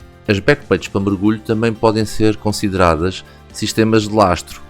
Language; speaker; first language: Portuguese; native; Portuguese